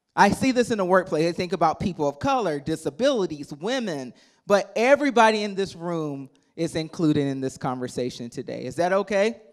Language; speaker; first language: English; native; English